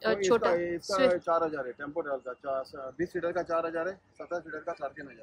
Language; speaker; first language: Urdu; non-native, local second language; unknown